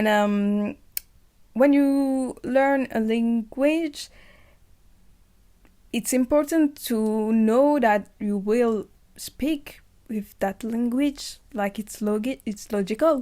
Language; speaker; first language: English; non-native, learner; French